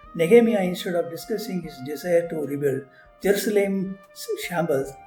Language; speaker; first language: English; non-native, local second language; Tamil